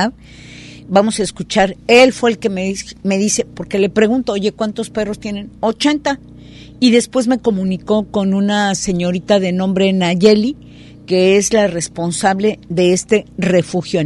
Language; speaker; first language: Spanish; native; Spanish